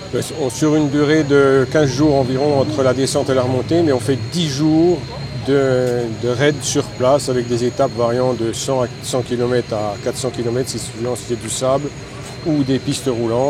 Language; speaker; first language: French; native; French